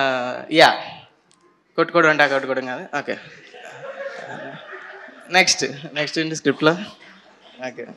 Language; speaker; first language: Telugu; native; Telugu